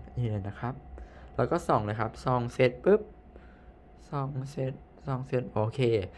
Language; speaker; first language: Thai; native; Thai